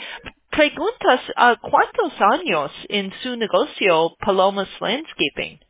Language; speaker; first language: Spanish; non-native, learner; English